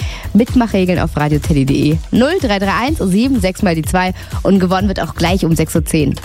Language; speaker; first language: German; native; German